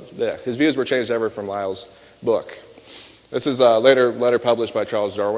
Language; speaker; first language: English; native; English